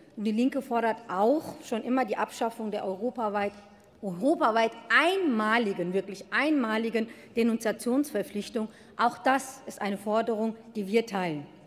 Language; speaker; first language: German; early bilingual, other home language; Turkish